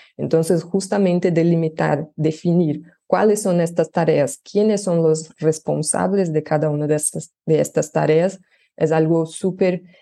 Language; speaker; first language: Spanish; non-native, fluent; Portuguese